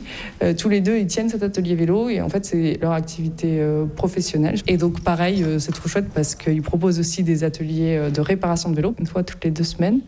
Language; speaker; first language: French; native; French